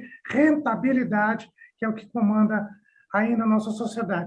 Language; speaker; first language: Portuguese; native; Portuguese